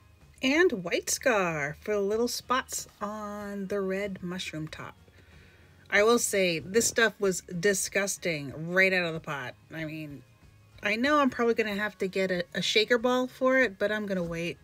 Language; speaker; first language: English; native; English